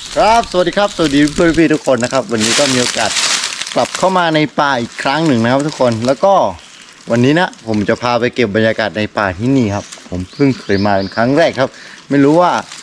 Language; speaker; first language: Thai; non-native, local second language; Karen languages